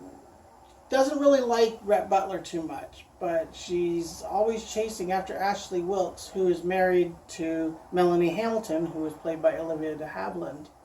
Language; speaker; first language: English; native; English